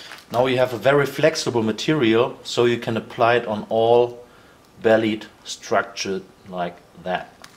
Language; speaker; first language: English; non-native, fluent; German